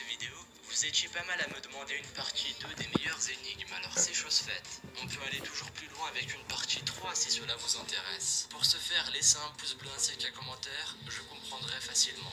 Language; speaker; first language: French; native; French